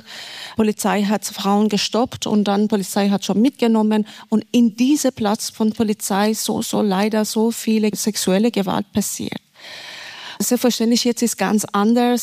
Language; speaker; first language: German; non-native, fluent; Persian